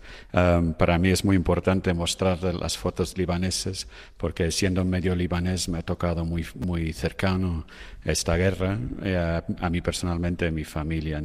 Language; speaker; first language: Spanish; non-native, fluent; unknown